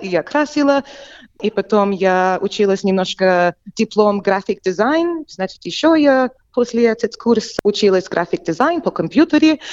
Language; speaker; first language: Russian; early bilingual, heritage; English